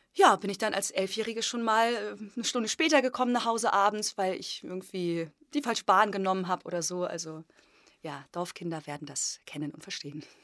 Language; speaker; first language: German; early bilingual, other home language; Polish